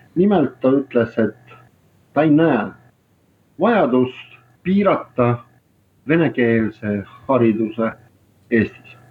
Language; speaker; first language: Estonian; non-native, local second language; Russian